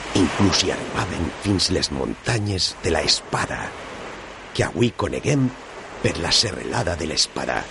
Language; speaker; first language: Catalan; non-native, local second language; Spanish